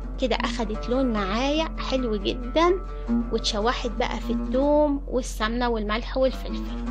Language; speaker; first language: Arabic; native; Arabic